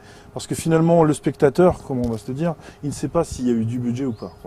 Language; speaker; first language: French; native; French